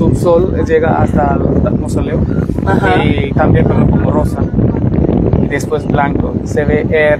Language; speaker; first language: Spanish; non-native, learner; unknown